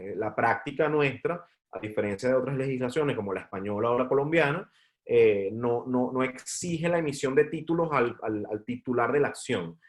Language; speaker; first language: Spanish; native; Spanish